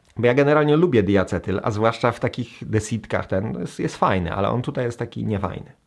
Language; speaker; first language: Polish; native; Polish